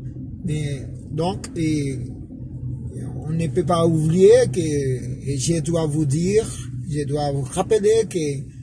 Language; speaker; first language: French; non-native, fluent; Spanish